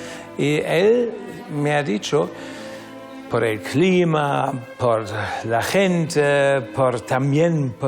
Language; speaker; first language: Spanish; non-native, learner; German